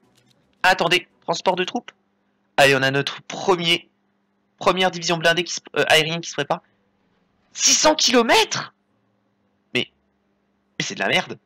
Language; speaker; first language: French; native; French